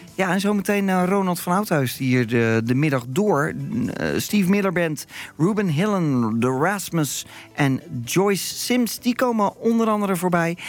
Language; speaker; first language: Dutch; native; Dutch